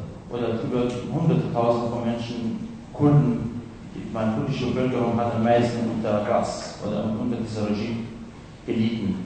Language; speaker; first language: German; non-native, fluent; Kurdish